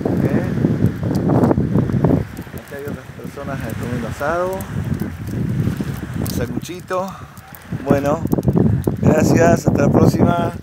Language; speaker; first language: Spanish; native; Spanish